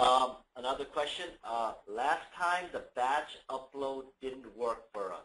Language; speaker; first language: English; native; English